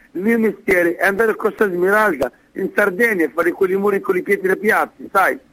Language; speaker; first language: Italian; non-native, fluent; Arabic